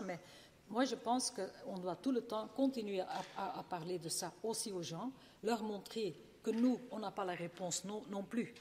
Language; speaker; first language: French; non-native, local second language; Dutch